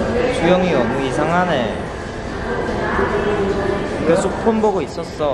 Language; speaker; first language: Korean; non-native, learner; Vietnamese